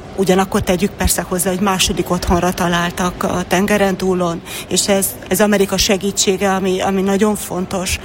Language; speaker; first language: Hungarian; native; Hungarian